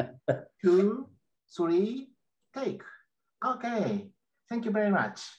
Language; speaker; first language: English; non-native, learner; Japanese